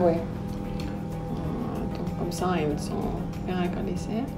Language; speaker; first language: French; non-native, fluent; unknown